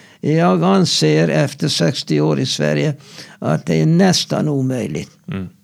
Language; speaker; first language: Swedish; non-native, fluent; Hungarian